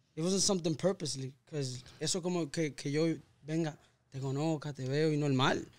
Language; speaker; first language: Spanish; early bilingual, other home language; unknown